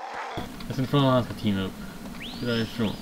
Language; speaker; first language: Swedish; native; Swedish